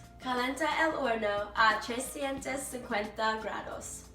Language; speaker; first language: Spanish; non-native, learner; English